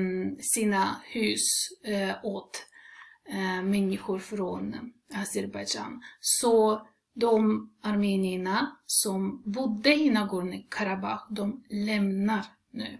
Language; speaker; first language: Swedish; non-native, fluent; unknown